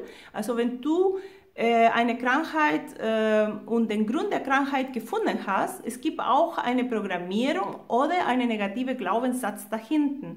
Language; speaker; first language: German; non-native, fluent; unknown